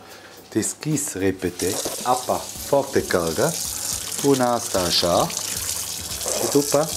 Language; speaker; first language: Romanian; non-native, learner; German